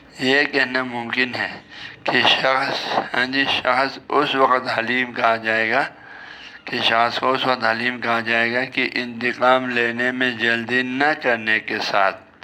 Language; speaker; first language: Urdu; non-native, local second language; Balti